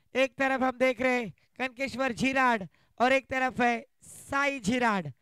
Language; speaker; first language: Hindi; non-native, local second language; Marathi